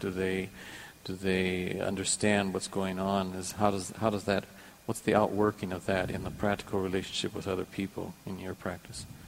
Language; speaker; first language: English; non-native, fluent; Portuguese